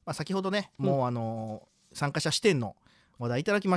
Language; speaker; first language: Japanese; native; Japanese